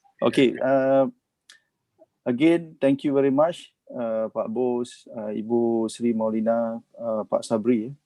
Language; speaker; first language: English; non-native, local second language; Malay